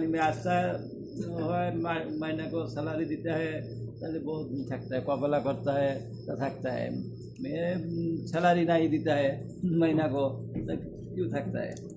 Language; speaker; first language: Hindi; non-native, learner; Bangla